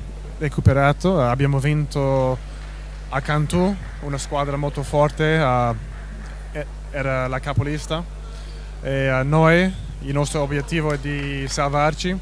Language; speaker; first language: Italian; non-native, fluent; English